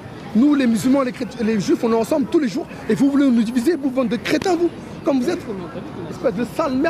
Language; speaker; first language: French; native; French